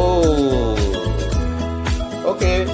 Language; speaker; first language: English; non-native, learner; Indonesian